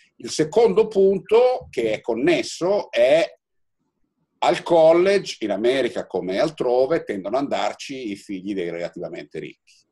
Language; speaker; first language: Italian; native; Italian